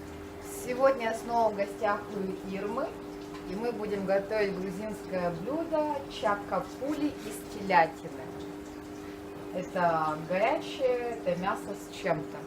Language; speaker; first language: Russian; native; Russian